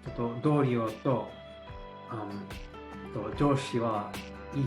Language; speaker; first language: Japanese; non-native, learner; English